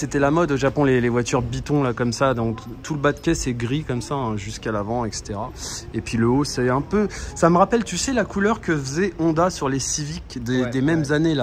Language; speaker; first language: French; native; French